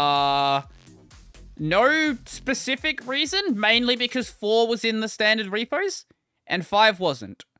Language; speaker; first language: English; native; English